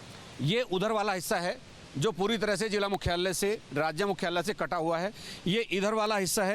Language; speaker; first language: Hindi; native; Hindi